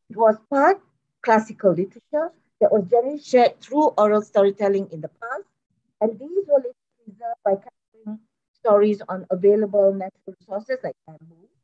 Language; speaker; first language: English; early bilingual, other home language; Malay